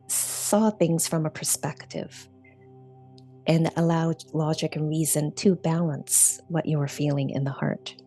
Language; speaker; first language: English; native; English